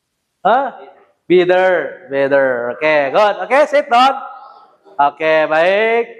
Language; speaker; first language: English; non-native, learner; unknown